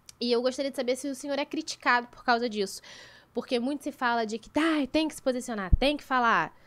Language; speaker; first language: Portuguese; native; Portuguese